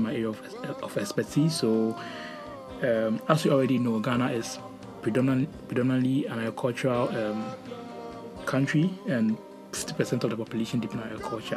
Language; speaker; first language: English; non-native, local second language; Akan